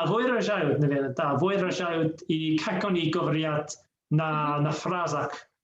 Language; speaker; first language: Russian; non-native, learner; English